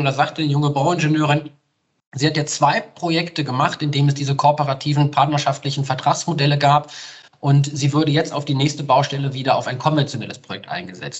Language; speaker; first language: German; native; German